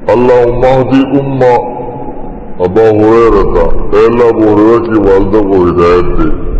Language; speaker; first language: Urdu; non-native, local second language; Pashto